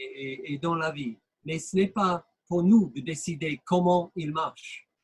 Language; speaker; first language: French; non-native, fluent; English